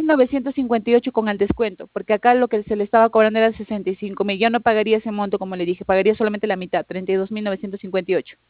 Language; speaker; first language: Spanish; native; Spanish